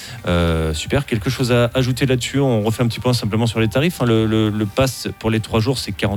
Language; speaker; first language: French; native; French